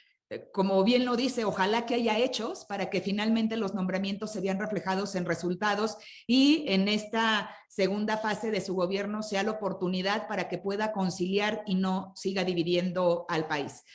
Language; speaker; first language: Spanish; native; Spanish